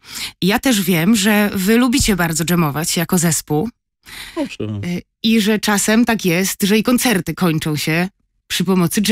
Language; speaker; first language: Polish; native; Polish